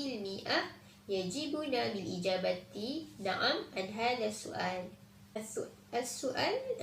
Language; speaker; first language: Arabic; non-native, learner; Malay